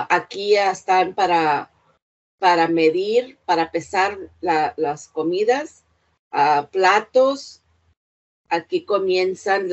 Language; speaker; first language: Spanish; early bilingual, heritage; Spanish